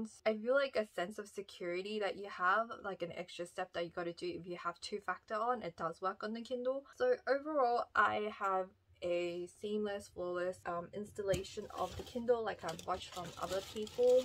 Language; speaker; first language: English; native; English